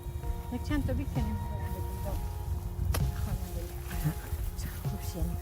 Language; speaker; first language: Persian; native; Persian